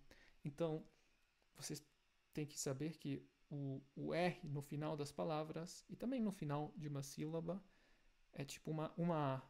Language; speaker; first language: Portuguese; non-native, fluent; German